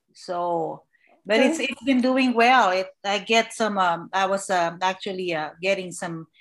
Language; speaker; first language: English; non-native, local second language; Filipino